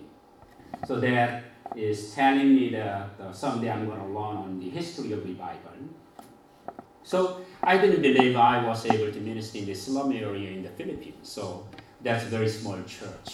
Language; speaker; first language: English; non-native, fluent; Korean